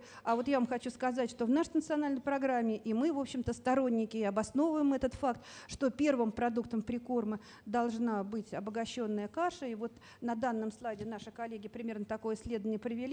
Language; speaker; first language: Russian; native; Russian